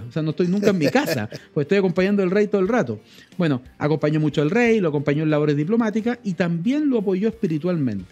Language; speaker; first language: Spanish; native; Spanish